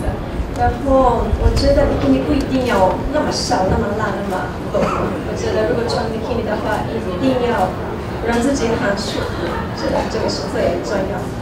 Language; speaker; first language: Chinese; non-native, learner; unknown